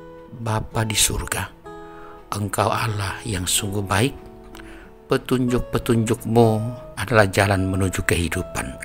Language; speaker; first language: Indonesian; native; Indonesian